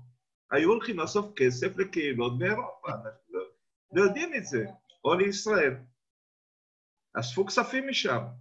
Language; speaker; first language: Hebrew; non-native, fluent; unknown